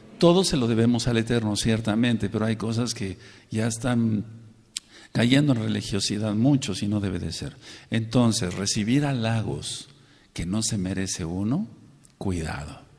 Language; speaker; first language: Spanish; native; Spanish